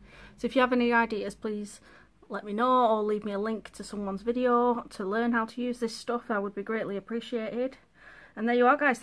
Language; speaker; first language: English; native; English